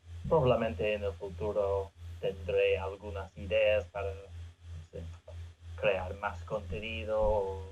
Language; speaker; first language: Spanish; non-native, fluent; English